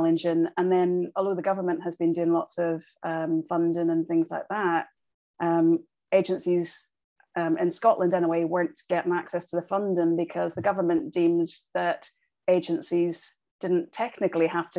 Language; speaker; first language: English; native; English